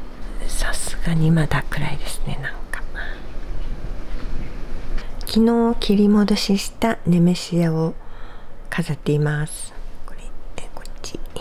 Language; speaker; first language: Japanese; native; Japanese